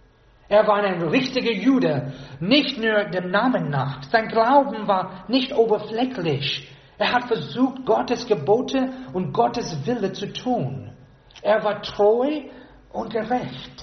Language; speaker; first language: German; non-native, fluent; English